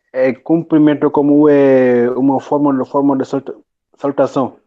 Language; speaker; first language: Portuguese; non-native, learner; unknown